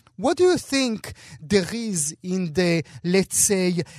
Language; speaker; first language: English; non-native, fluent; Hebrew